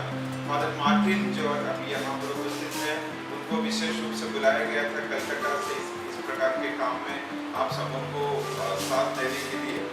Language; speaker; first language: Hindi; native; Hindi